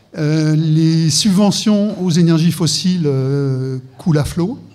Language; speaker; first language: French; native; French